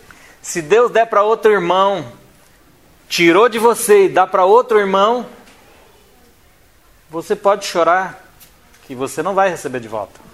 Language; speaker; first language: Portuguese; native; Portuguese